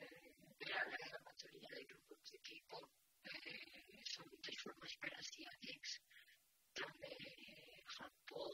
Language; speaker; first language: Catalan; non-native, local second language; Spanish